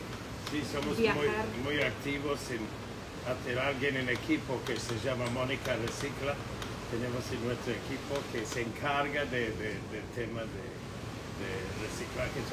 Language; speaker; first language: Spanish; non-native, fluent; English